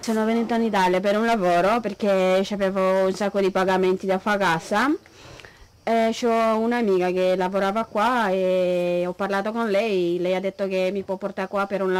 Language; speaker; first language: Italian; non-native, learner; Romanian